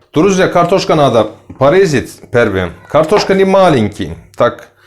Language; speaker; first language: Russian; non-native, learner; Turkish